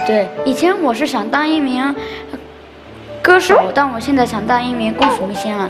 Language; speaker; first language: Chinese; non-native, local second language; Tibetan